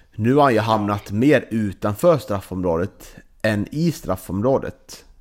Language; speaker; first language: Swedish; native; Swedish